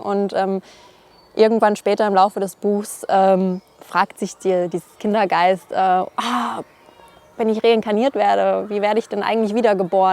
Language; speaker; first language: German; native; German